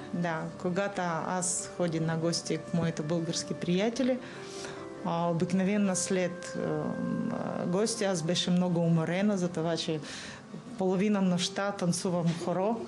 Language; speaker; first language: Bulgarian; non-native, learner; Russian